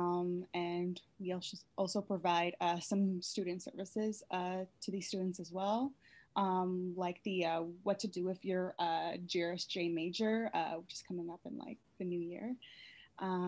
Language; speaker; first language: English; native; English